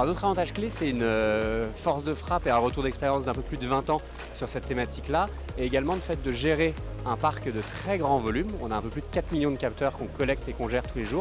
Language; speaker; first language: French; native; French